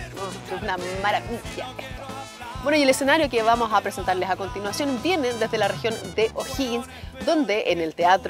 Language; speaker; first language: Spanish; native; Spanish